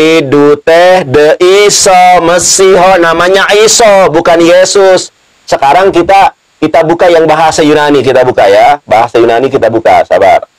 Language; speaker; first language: Indonesian; native; Indonesian